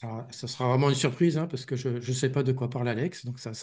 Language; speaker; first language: French; native; French